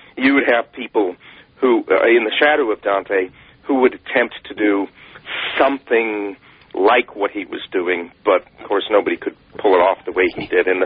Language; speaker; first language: English; native; English